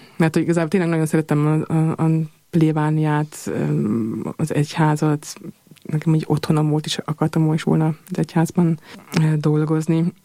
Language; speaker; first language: Hungarian; early bilingual, heritage; Hungarian